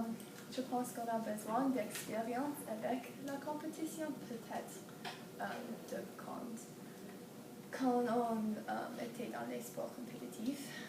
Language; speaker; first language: French; non-native, learner; English